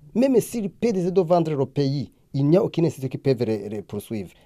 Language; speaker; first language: French; non-native, local second language; Rundi